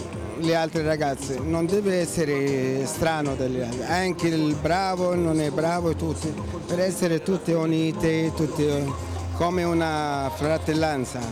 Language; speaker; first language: Italian; non-native, fluent; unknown